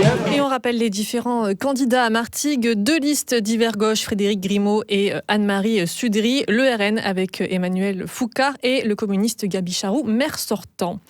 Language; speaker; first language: French; native; French